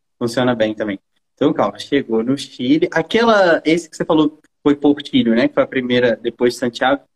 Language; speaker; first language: Portuguese; native; Portuguese